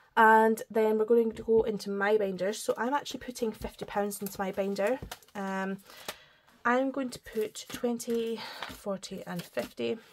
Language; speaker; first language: English; native; English